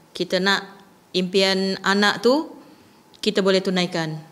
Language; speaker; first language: Malay; native; Malay